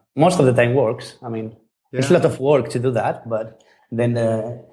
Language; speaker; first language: English; non-native, fluent; Spanish